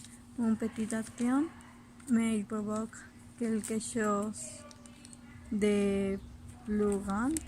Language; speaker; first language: French; non-native, learner; Spanish